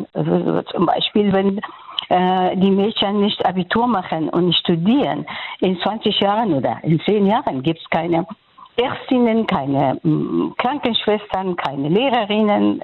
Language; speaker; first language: German; non-native, fluent; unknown